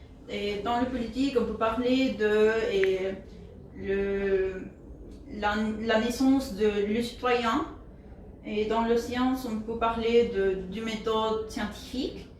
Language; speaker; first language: French; non-native, learner; Spanish